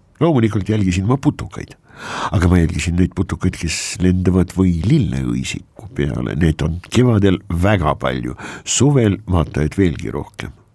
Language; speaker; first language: Estonian; non-native, local second language; Russian